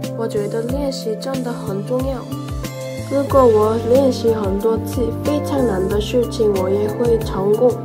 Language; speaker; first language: Chinese; non-native, learner; Korean